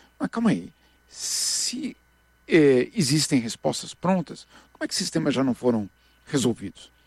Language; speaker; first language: Portuguese; native; Portuguese